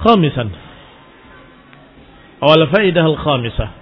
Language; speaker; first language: Arabic; non-native, fluent; Indonesian